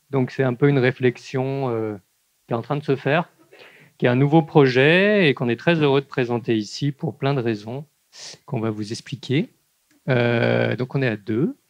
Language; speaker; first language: French; native; French